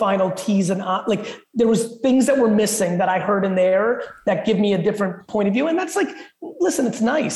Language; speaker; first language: English; early bilingual, other home language; Russian